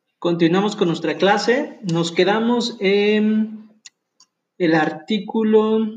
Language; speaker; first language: Spanish; native; Spanish